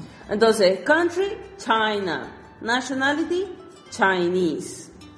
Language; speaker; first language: English; non-native, fluent; Spanish